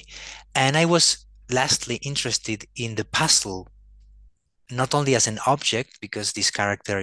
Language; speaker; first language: English; non-native, fluent; Spanish